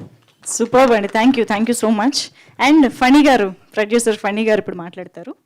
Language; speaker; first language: Telugu; native; Telugu